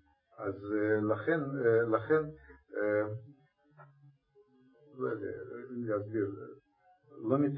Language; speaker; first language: Hebrew; non-native, fluent; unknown